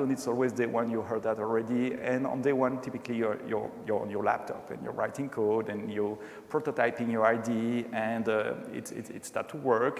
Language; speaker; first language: English; non-native, fluent; French